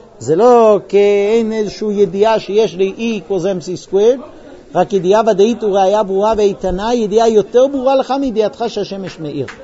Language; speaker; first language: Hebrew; non-native, fluent; English